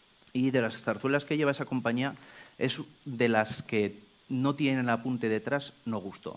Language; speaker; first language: Spanish; native; Spanish